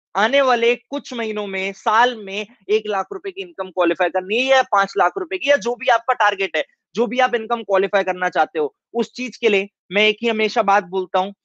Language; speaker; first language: Hindi; native; Hindi